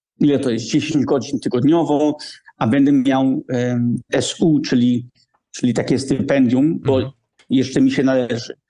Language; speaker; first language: Polish; early bilingual, heritage; Polish